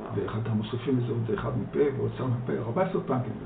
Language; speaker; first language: Hebrew; early bilingual, other home language; Dutch